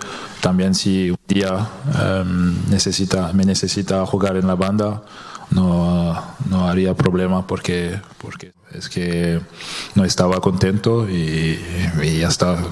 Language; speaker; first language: Spanish; non-native, fluent; French